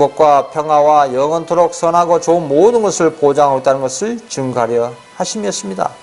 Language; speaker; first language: Korean; native; Korean